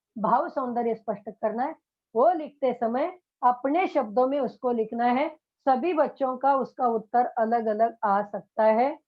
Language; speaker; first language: Hindi; non-native, local second language; Marathi